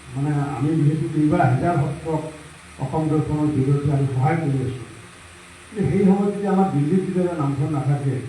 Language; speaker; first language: Assamese; native; Assamese